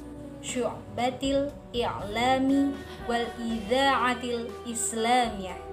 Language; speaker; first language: Arabic; non-native, learner; Indonesian